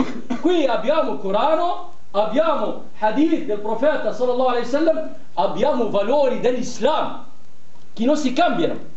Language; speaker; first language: Italian; non-native, fluent; Arabic